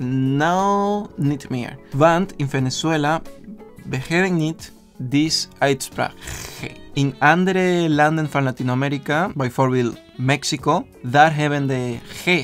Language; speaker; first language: Dutch; non-native, learner; Spanish